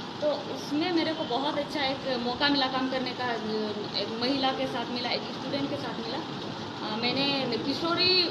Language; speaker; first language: Hindi; non-native, local second language; Santali